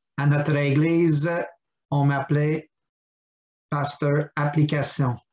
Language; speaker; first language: French; non-native, local second language; English